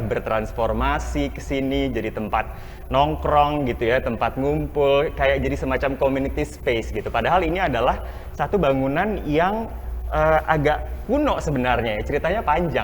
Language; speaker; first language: Indonesian; native; Indonesian